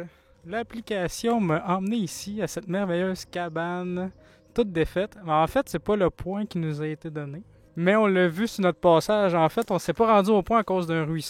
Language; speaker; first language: French; native; French